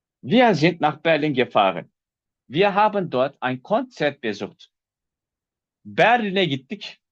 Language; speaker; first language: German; non-native, fluent; Turkish